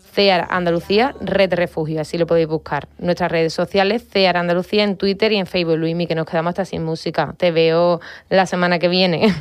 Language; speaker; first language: Spanish; native; Spanish